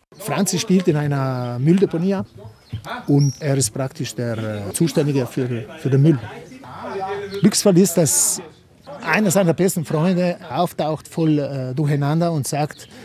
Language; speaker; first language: German; non-native, local second language; Ladin